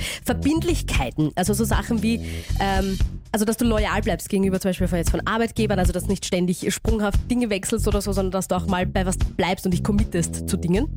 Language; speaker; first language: German; native; German